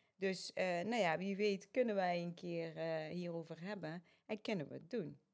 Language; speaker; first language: Dutch; early bilingual, other home language; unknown